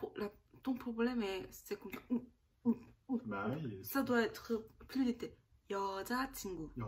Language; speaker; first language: French; non-native, learner; Korean